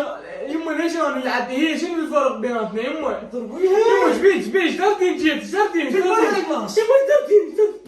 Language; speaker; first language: Arabic; native; Arabic